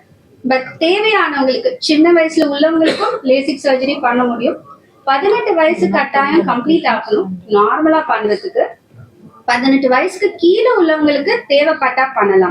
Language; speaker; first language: Tamil; native; Tamil